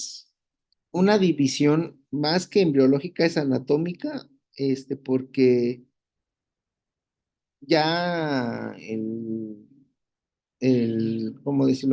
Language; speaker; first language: Spanish; native; Spanish